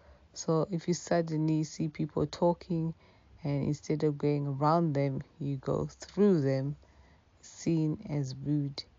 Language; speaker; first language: English; non-native, local second language; Shona